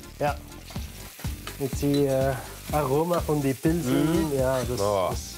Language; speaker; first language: German; non-native, learner; Dutch